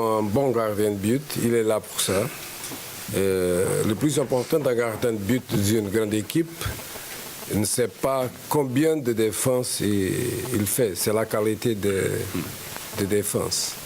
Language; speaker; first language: French; non-native, fluent; Portuguese